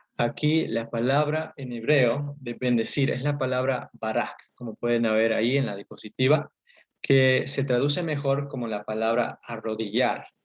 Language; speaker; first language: Spanish; early bilingual, heritage; Spanish